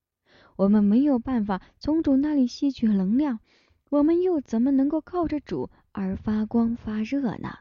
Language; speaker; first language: Chinese; native; Chinese